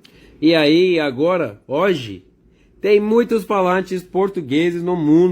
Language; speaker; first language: Portuguese; non-native, learner; English